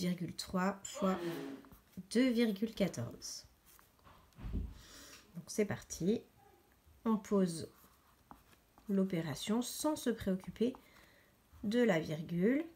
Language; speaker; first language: French; native; French